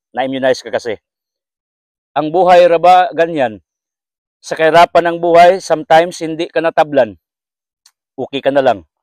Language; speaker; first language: Filipino; non-native, local second language; Cebuano